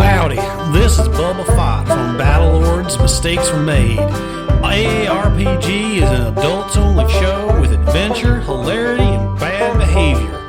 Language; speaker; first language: English; native; English